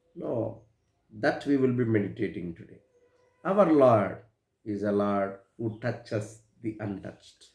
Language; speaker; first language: English; non-native, local second language; Telugu